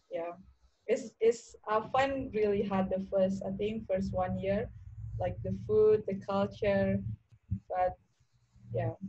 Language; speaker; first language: English; non-native, learner; Indonesian